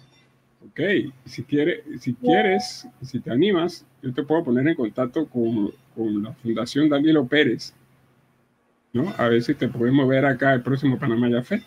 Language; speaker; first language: Spanish; native; Spanish